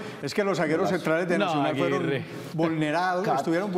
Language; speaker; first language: Spanish; native; Spanish